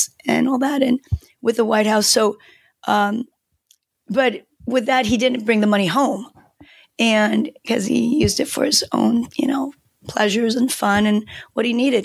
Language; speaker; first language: English; non-native, fluent; Korean